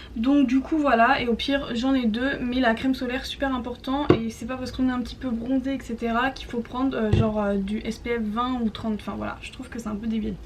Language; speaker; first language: French; native; French